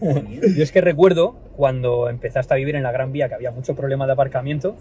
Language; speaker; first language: Spanish; native; Spanish